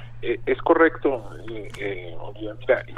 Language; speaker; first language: Spanish; native; Spanish